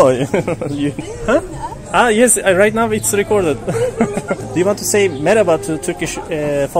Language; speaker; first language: English; non-native, learner; Turkish